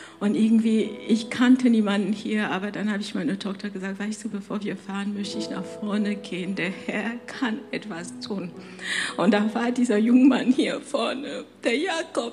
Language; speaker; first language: German; non-native, fluent; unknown